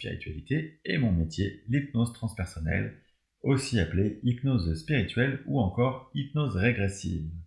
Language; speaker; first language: French; native; French